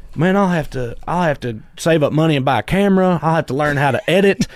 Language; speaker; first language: English; native; English